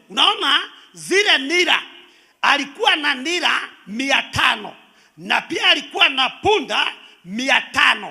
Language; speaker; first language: Swahili; non-native, local second language; Kikuyu